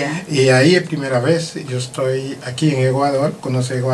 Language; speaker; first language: Spanish; non-native, learner; French